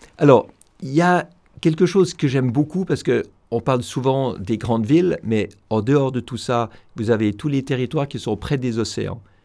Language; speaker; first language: French; native; French